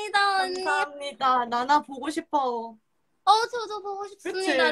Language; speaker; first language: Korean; non-native, learner; Thai